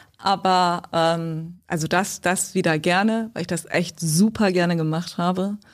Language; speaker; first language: German; early bilingual, other home language; Turkish